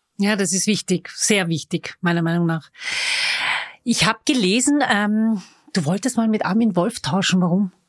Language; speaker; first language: German; early bilingual, other home language; Turkish